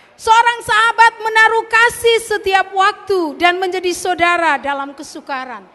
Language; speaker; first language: Indonesian; native; Indonesian